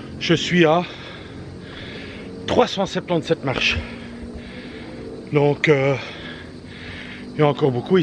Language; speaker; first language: French; native; French